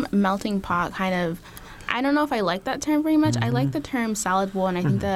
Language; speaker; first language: English; early bilingual, other home language; Arabic